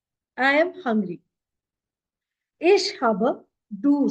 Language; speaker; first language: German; non-native, fluent; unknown